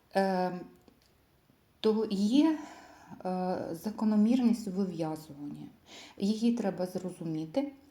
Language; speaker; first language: Ukrainian; non-native, local second language; Russian